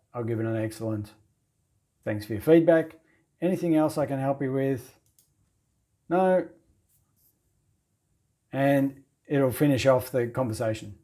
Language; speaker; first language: English; native; English